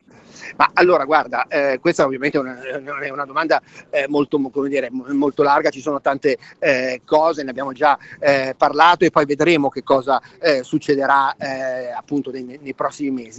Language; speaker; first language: Italian; native; Italian